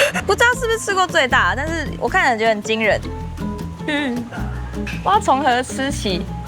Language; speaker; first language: Chinese; native; Chinese